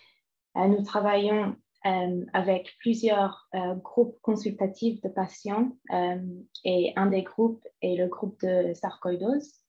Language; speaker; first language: French; non-native, fluent; English